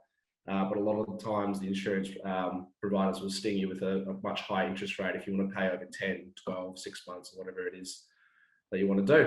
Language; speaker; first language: English; native; English